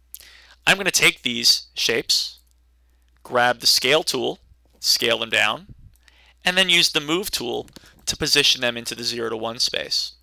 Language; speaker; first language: English; native; English